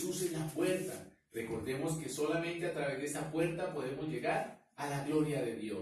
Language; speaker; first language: Spanish; native; Spanish